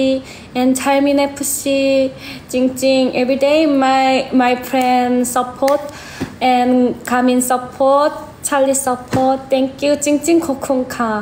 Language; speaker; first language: English; non-native, learner; Korean